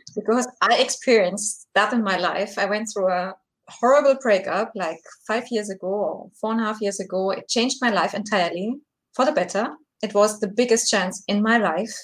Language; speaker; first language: English; non-native, fluent; German